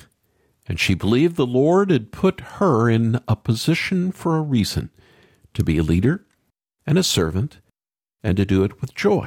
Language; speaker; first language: English; native; English